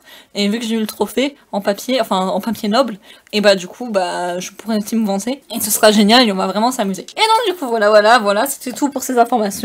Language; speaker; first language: French; native; French